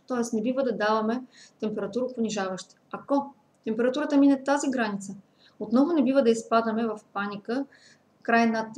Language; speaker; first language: Bulgarian; native; Bulgarian